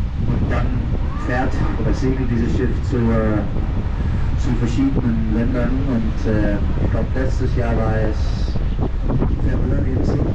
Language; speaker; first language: German; non-native, fluent; Danish